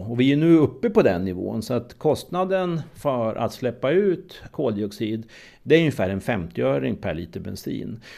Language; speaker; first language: Swedish; native; Swedish